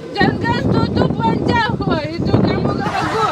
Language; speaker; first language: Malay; non-native, learner; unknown